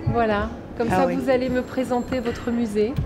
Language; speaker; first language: French; native; French